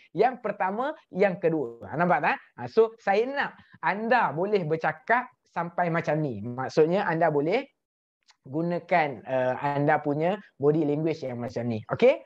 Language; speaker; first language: Malay; native; Malay